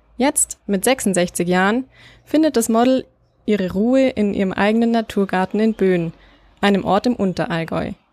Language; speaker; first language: German; native; German